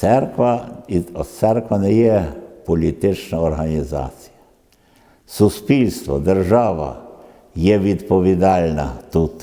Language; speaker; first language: Ukrainian; early bilingual, other home language; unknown